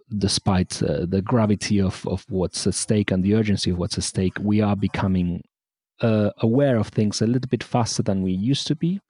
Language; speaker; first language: English; non-native, fluent; Spanish